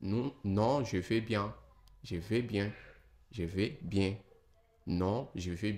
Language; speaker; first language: French; non-native, fluent; Portuguese